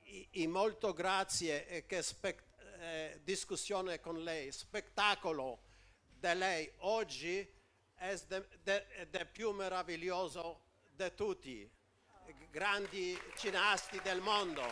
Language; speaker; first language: Italian; non-native, learner; Polish